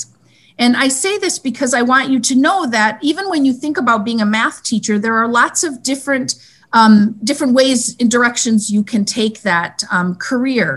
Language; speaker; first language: English; native; English